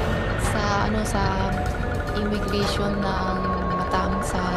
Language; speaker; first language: Filipino; non-native, learner; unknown